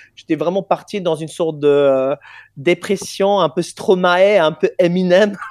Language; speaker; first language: French; non-native, fluent; English